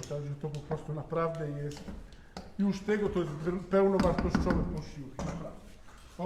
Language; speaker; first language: Polish; non-native, learner; Italian